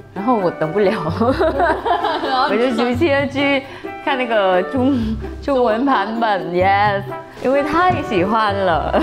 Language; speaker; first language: Chinese; non-native, fluent; Vietnamese